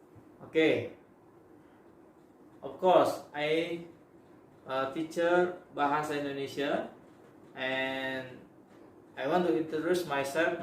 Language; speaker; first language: English; non-native, learner; Indonesian